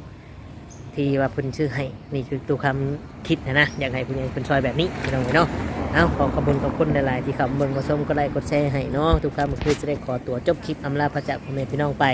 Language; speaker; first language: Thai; non-native, local second language; Lao